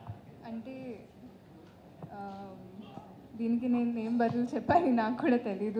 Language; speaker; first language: Telugu; non-native, fluent; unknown